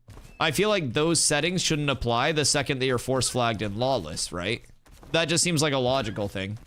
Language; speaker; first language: English; native; English